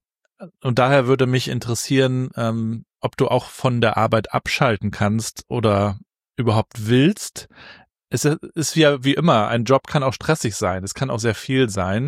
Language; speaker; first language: German; native; German